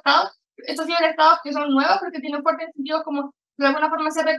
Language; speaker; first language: Spanish; native; Spanish